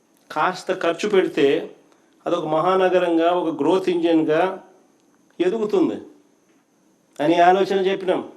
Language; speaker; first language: Telugu; native; Telugu